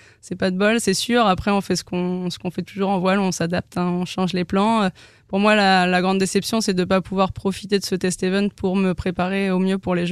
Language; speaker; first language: French; native; French